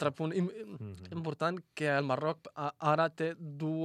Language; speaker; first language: Catalan; non-native, fluent; Arabic